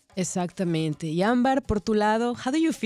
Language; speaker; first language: Spanish; native; Spanish